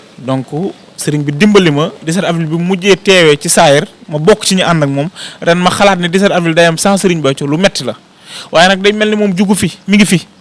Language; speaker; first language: Wolof; native; Wolof